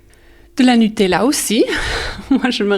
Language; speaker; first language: French; early bilingual, heritage; French